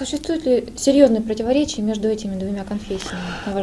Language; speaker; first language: Russian; native; Russian